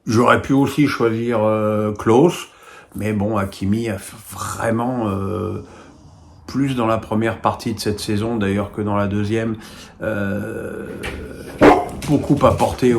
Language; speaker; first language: French; native; French